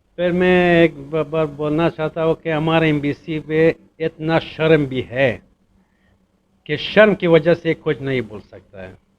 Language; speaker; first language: Hindi; non-native, fluent; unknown